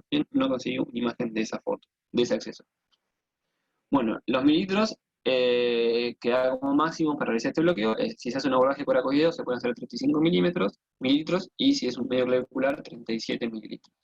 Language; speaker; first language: Spanish; native; Spanish